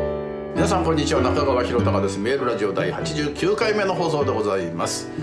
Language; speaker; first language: Japanese; native; Japanese